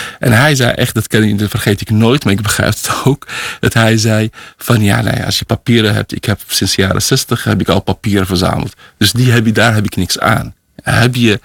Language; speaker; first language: Dutch; early bilingual, other home language; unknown